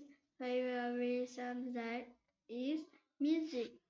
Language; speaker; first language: English; non-native, learner; Vietnamese